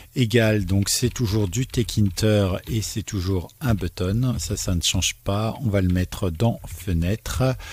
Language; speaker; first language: French; native; French